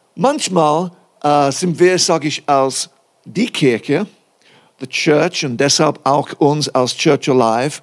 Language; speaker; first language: German; non-native, fluent; English